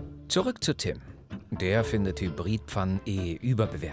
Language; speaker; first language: German; native; German